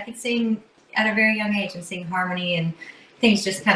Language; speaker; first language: English; native; English